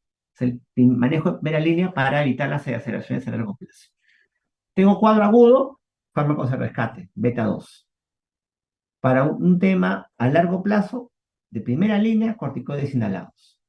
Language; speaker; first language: Spanish; native; Spanish